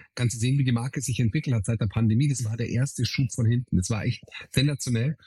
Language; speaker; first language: German; native; German